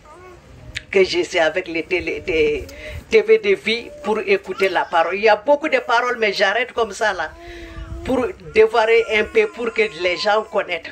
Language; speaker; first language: French; non-native, local second language; Bambara